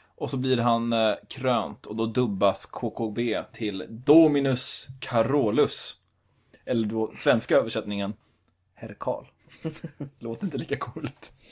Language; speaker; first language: Swedish; native; Swedish